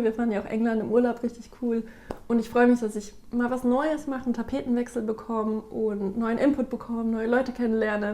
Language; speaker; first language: German; native; German